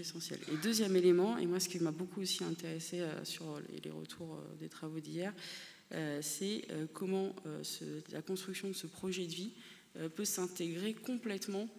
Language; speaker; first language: French; native; French